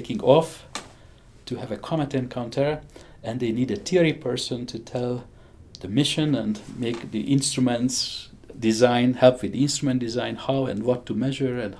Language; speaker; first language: English; non-native, fluent; Hungarian